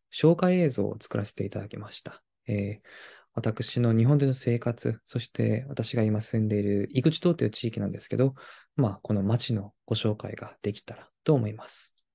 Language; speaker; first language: Japanese; non-native, fluent; Korean